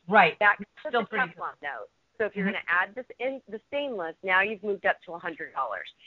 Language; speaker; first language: English; native; English